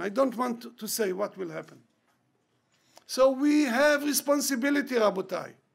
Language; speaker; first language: English; non-native, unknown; Hebrew